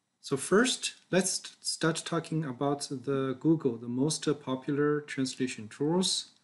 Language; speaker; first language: English; non-native, fluent; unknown